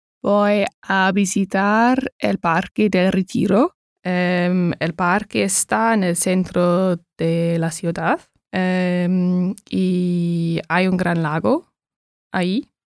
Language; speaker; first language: Spanish; non-native, learner; English